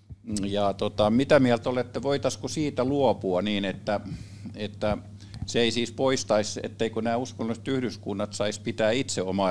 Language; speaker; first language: Finnish; native; Finnish